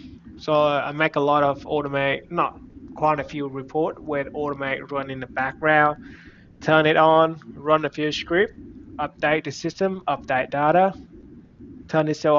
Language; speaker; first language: English; non-native, fluent; Vietnamese